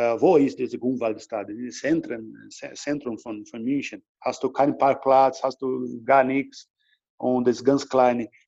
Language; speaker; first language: German; non-native, learner; Portuguese